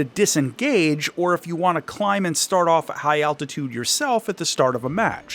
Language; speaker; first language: English; native; English